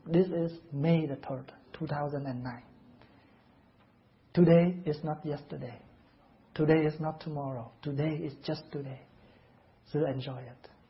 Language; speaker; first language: English; non-native, fluent; Vietnamese